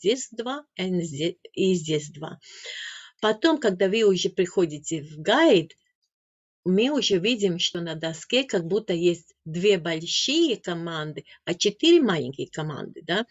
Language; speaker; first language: Russian; non-native, fluent; Latvian